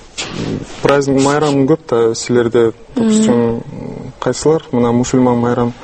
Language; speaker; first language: Kyrgyz; non-native, local second language; Russian